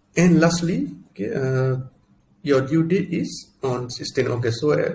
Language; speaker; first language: English; non-native, local second language; Malay